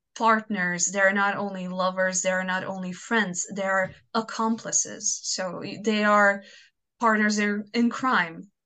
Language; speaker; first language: English; non-native, fluent; Croatian